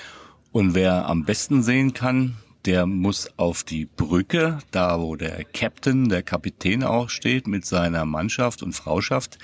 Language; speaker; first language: German; native; German